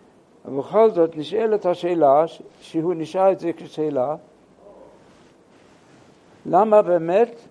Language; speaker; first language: Hebrew; non-native, fluent; English